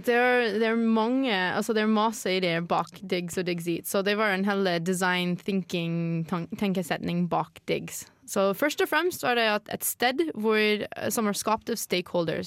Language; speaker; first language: Norwegian; non-native, fluent; English